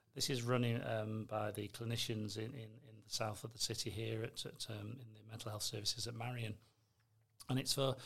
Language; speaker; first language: English; native; English